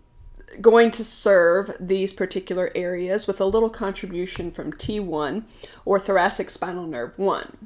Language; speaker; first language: English; native; English